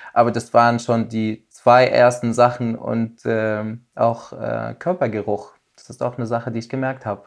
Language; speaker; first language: German; non-native, fluent; Arabic